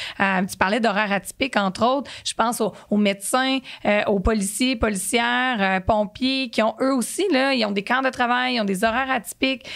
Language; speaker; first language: French; native; French